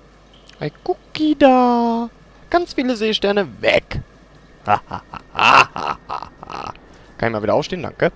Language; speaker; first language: German; native; German